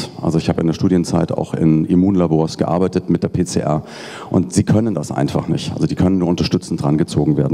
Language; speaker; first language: German; native; German